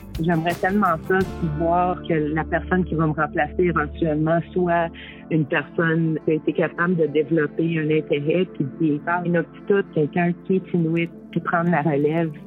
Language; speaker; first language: French; native; French